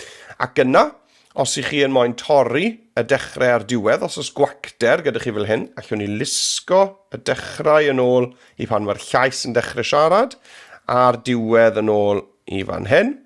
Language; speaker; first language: Welsh; native; Welsh